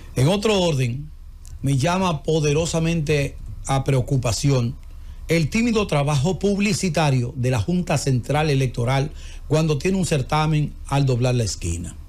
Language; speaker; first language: Spanish; native; Spanish